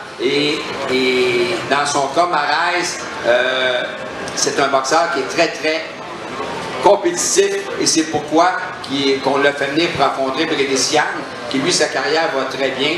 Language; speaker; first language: French; native; French